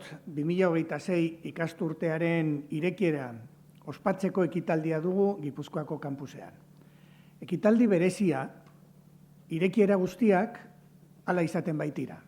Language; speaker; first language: Basque; native; Basque